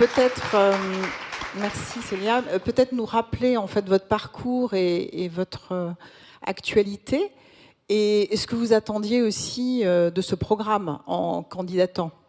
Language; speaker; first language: French; native; French